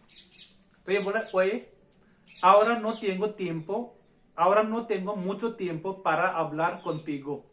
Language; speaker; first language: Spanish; non-native, fluent; Hindi